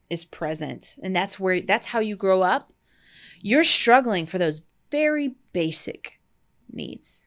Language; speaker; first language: English; native; English